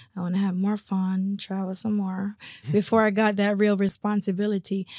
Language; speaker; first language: English; native; English